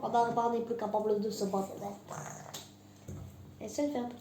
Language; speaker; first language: French; native; French